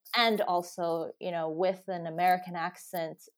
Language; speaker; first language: English; non-native, local second language; Cantonese